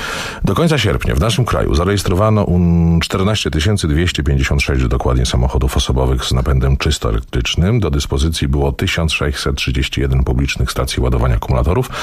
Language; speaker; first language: Polish; native; Polish